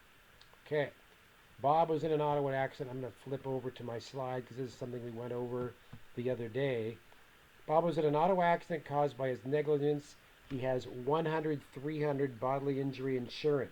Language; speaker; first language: English; native; English